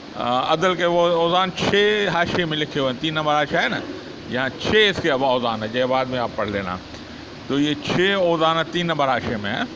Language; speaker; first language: Urdu; non-native, local second language; Sindhi